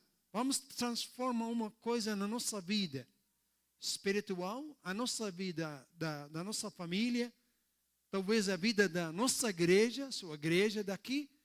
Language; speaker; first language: Portuguese; non-native, learner; Arabic